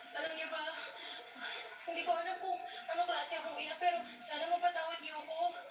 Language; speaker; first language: Filipino; non-native, local second language; Cebuano